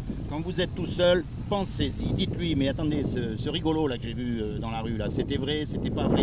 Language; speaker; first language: French; native; French